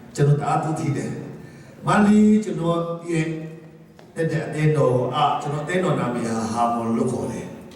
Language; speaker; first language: Burmese; non-native, local second language; Tedim Chin